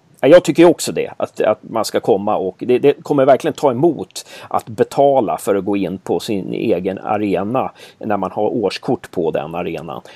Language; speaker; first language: Swedish; native; Swedish